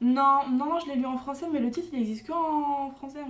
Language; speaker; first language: French; native; French